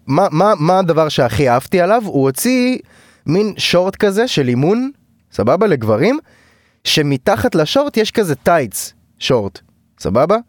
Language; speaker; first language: Hebrew; native; Hebrew